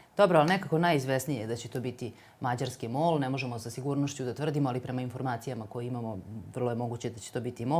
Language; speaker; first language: Serbian; native; Serbian